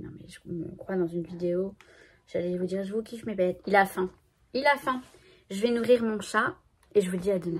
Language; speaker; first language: French; native; French